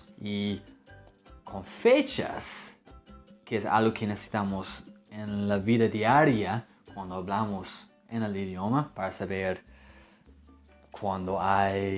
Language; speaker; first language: Spanish; non-native, fluent; English